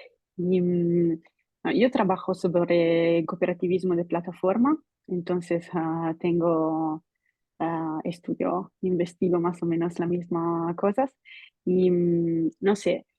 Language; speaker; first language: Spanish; non-native, fluent; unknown